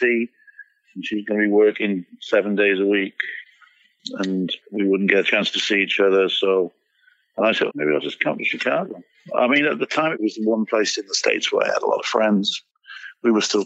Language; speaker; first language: English; native; English